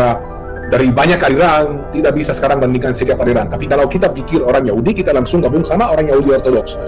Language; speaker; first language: Indonesian; non-native, fluent; Hebrew